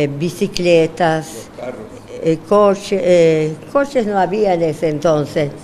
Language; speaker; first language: Spanish; non-native, fluent; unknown